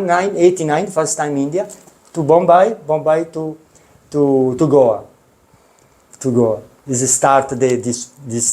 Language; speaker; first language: English; non-native, learner; Italian